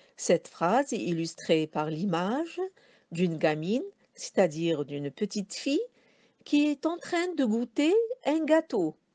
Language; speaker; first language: French; non-native, local second language; Arabic